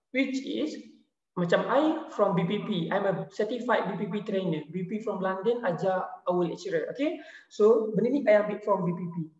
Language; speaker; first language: English; non-native, local second language; Malay